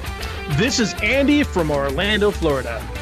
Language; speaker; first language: English; native; English